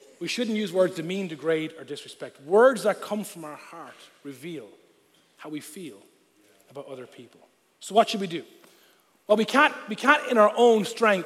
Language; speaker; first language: English; non-native, local second language; Irish